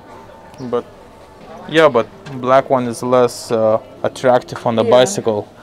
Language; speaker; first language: English; non-native, fluent; Lithuanian